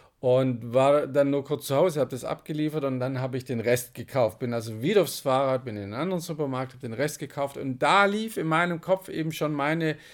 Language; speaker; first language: German; native; German